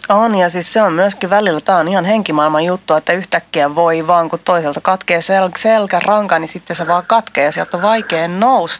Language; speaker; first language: Finnish; native; Finnish